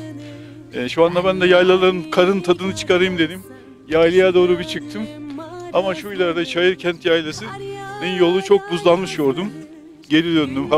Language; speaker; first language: Turkish; native; Turkish